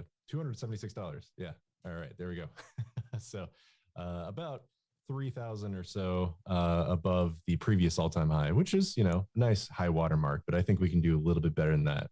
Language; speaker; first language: English; native; English